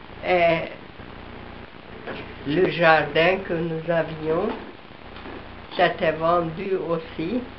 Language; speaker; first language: French; non-native, fluent; Hungarian